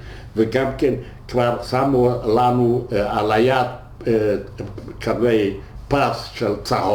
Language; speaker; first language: Hebrew; non-native, fluent; Yiddish